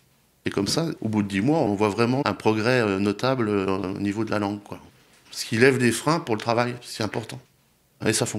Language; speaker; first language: French; native; French